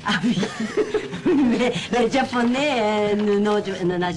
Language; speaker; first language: French; non-native, learner; Japanese